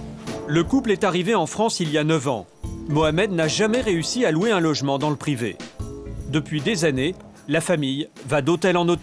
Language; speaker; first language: French; native; French